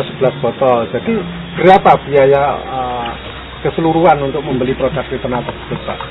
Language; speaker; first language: Indonesian; native; Indonesian